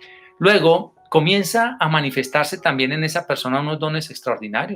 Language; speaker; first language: Spanish; native; Spanish